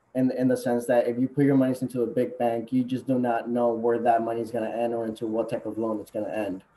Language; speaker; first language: English; non-native, fluent; Spanish